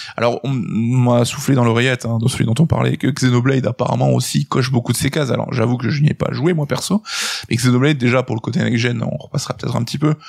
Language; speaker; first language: French; native; French